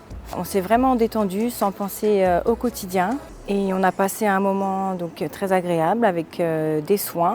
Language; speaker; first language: French; native; French